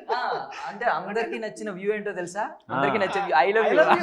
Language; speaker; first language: Telugu; native; Telugu